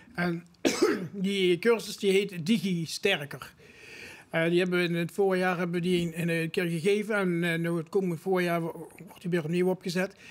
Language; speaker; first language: Dutch; native; Dutch